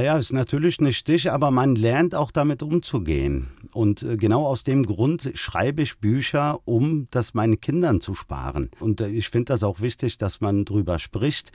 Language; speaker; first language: German; early bilingual, other home language; Turkish